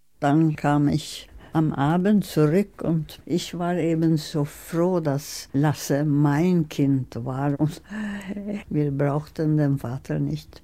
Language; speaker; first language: German; non-native, fluent; Swedish